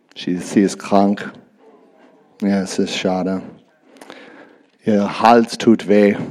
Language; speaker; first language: German; non-native, learner; English